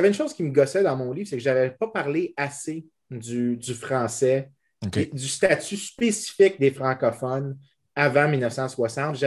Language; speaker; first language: French; native; French